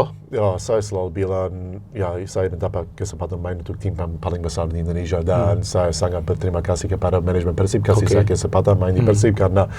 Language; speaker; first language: Indonesian; non-native, fluent; English